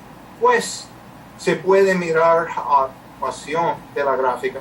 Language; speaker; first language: Spanish; non-native, learner; English